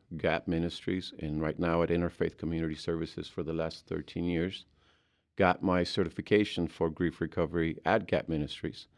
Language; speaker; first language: English; early bilingual, other home language; Spanish